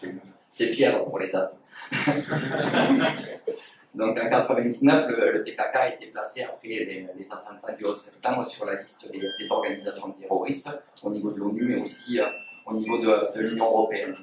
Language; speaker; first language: French; native; French